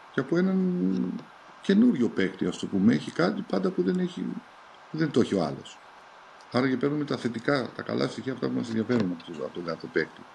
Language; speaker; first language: Greek; early bilingual, heritage; Greek